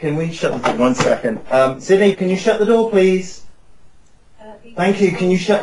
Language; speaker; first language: English; native; English